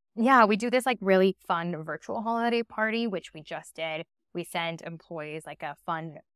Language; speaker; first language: English; early bilingual, other home language; Spanish